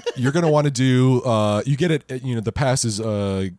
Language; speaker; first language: English; native; English